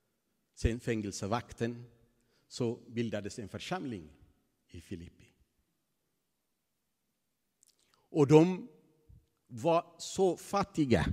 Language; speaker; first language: Swedish; non-native, fluent; Tigrinya